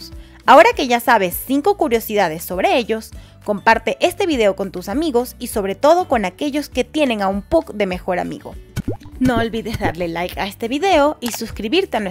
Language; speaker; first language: Spanish; native; Spanish